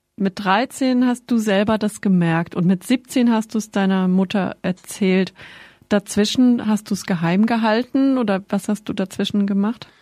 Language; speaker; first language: German; native; German